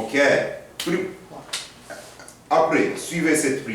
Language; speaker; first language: French; non-native, fluent; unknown